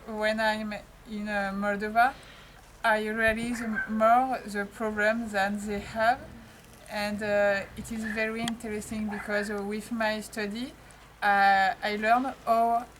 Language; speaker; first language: English; non-native, learner; French